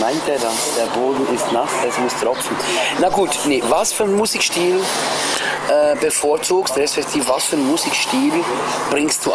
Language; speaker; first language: German; native; German